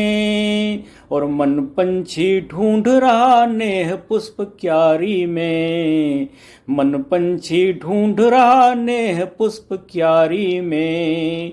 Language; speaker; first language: Hindi; native; Hindi